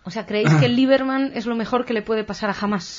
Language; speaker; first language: Spanish; native; Spanish